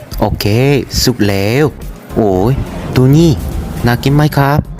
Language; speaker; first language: Thai; non-native, fluent; Korean